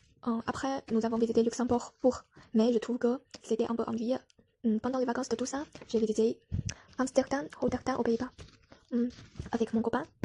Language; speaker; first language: French; non-native, learner; Chinese